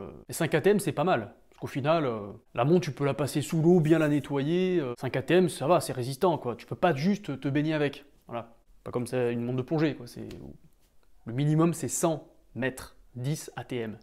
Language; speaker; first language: French; native; French